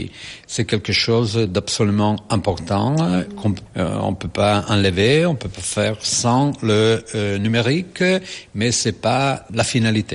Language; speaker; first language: French; non-native, fluent; Italian